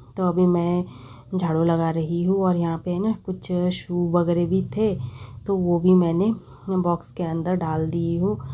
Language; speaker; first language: Hindi; non-native, local second language; Bangla